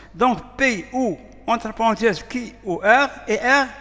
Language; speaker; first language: French; non-native, local second language; Arabic